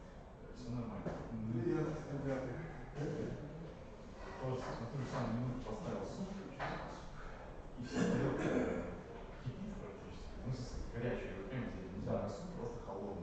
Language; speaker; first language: Russian; native; Russian